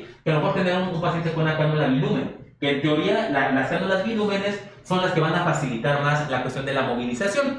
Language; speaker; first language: Spanish; native; Spanish